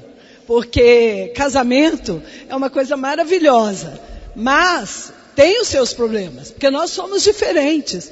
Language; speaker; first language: Portuguese; native; Portuguese